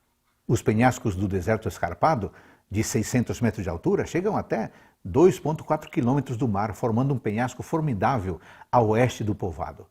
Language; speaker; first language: Portuguese; native; Portuguese